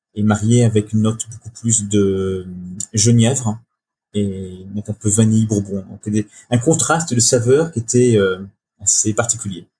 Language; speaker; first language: French; native; French